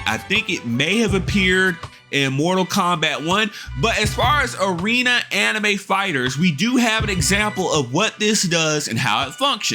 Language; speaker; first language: English; native; English